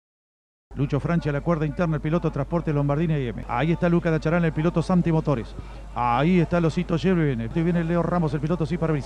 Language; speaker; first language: Spanish; native; Spanish